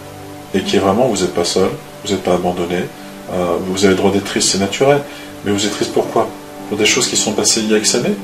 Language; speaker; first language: French; native; French